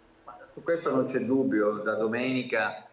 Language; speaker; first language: Italian; native; Italian